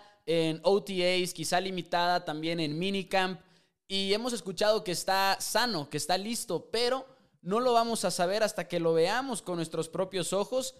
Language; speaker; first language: Spanish; native; Spanish